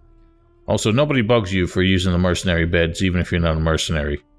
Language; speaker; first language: English; native; English